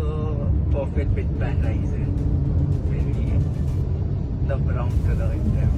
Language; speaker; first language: English; non-native, local second language; Hindi